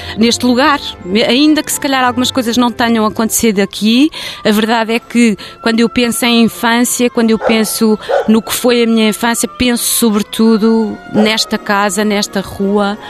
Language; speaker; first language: Portuguese; native; Portuguese